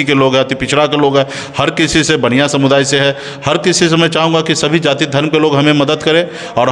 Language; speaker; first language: Hindi; native; Hindi